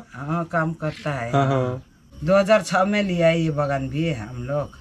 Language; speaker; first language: Hindi; non-native, local second language; Nepali